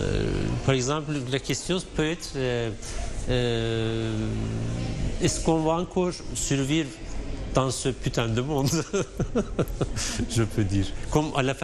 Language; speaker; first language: French; non-native, fluent; Turkish